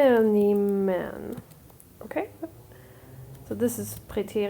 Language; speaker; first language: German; non-native, fluent; English